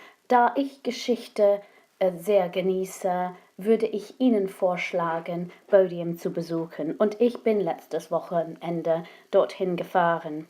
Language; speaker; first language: German; non-native, fluent; English